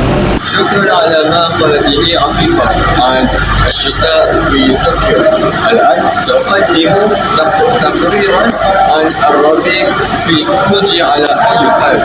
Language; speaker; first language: Arabic; non-native, learner; Malay